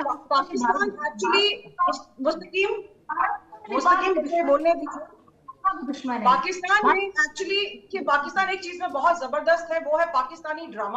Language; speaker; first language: Hindi; native; Hindi